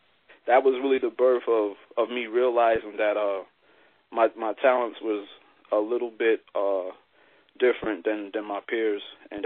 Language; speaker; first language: English; native; English